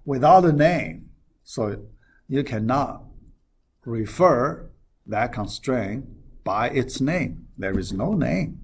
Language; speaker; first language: English; non-native, fluent; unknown